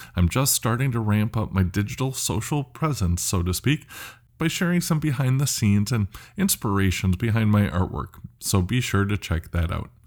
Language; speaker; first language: English; native; English